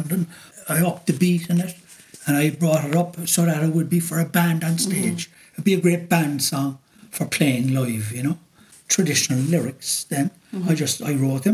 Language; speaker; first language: English; native; English